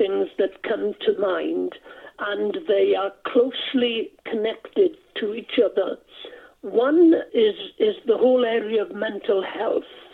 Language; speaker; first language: English; non-native, local second language; Welsh